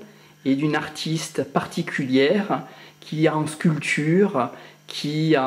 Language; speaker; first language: French; native; French